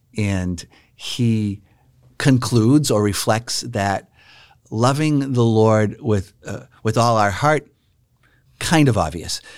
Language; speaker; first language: English; native; English